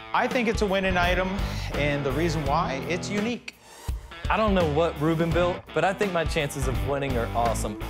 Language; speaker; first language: English; native; English